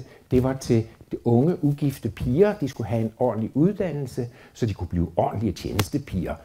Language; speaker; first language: Danish; native; Danish